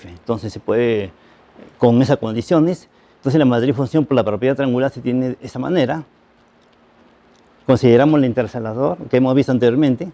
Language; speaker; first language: Spanish; native; Spanish